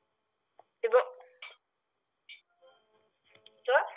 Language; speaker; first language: French; native; French